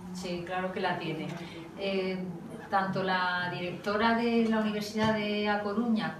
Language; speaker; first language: Spanish; native; Spanish